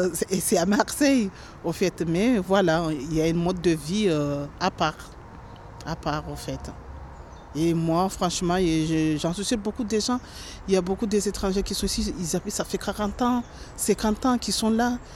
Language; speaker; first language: French; non-native, local second language; Ngazidja Comorian